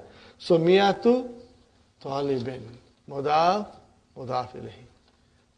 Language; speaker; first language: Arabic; non-native, fluent; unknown